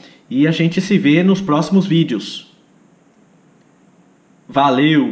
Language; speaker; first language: Portuguese; native; Portuguese